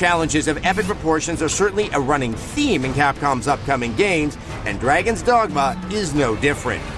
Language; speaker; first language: English; native; English